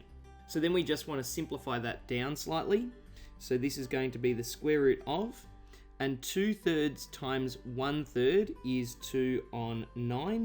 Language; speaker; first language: English; native; English